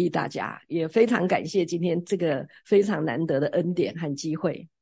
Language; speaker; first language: Chinese; non-native, learner; English